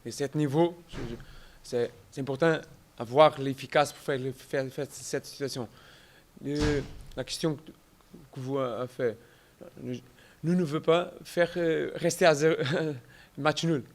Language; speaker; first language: French; non-native, learner; Portuguese